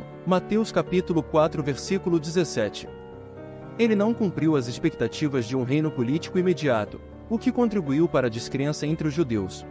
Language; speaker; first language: Portuguese; native; Portuguese